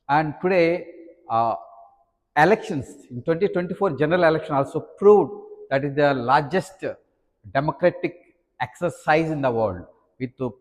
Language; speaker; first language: English; non-native, local second language; Telugu